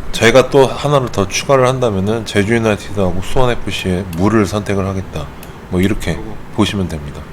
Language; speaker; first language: Korean; native; Korean